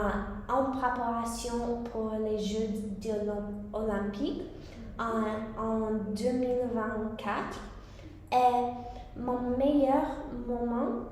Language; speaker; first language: French; non-native, learner; English